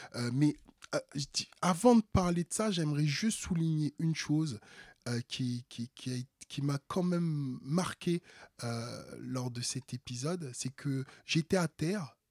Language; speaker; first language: French; early bilingual, other home language; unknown